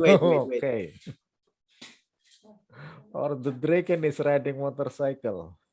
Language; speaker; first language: English; non-native, fluent; Indonesian